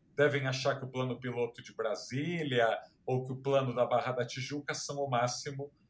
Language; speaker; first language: Portuguese; native; Portuguese